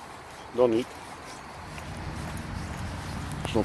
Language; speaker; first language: Dutch; early bilingual, other home language; Turkish